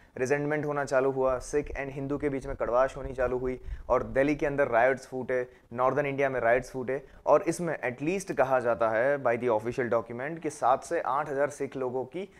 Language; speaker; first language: Hindi; non-native, local second language; Gujarati